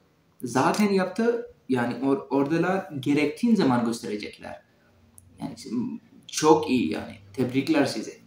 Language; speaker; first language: Turkish; non-native, fluent; Urdu